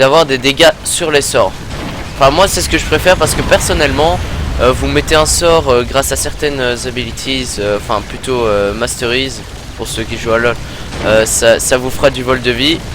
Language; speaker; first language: French; native; French